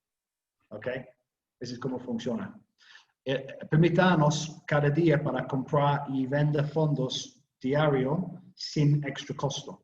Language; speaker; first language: Spanish; non-native, learner; English